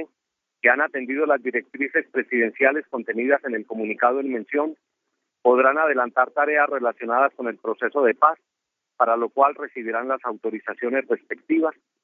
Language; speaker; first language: Spanish; native; Spanish